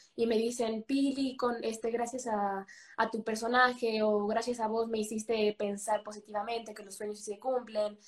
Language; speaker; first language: Spanish; native; Spanish